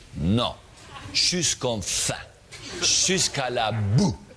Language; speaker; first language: French; non-native, learner; German